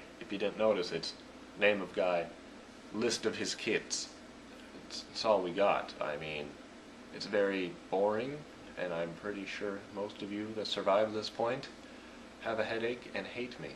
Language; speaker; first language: English; native; English